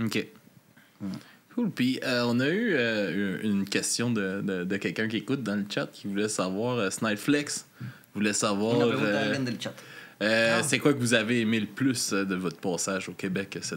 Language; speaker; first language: French; native; French